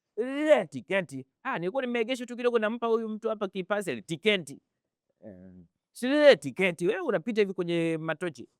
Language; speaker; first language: Swahili; native; Swahili